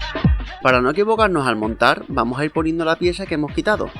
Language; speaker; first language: Spanish; native; Spanish